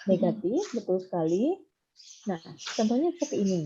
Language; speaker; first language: Indonesian; native; Indonesian